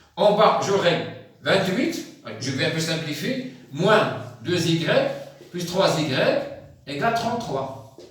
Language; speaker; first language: French; non-native, local second language; Arabic